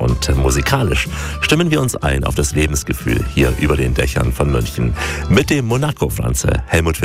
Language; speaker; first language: German; native; German